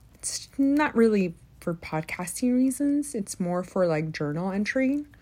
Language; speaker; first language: English; early bilingual, other home language; Spanish